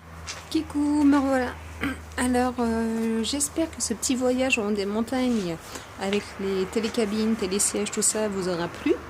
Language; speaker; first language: French; native; French